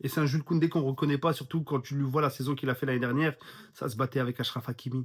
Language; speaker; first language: French; native; French